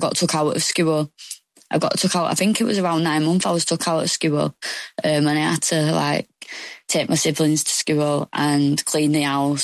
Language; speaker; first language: English; native; English